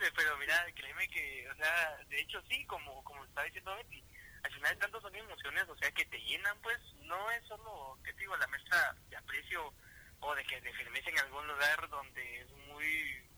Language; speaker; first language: Spanish; native; Spanish